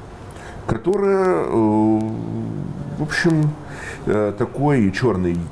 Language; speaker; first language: Russian; native; Russian